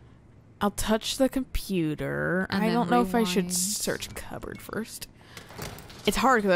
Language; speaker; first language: English; native; English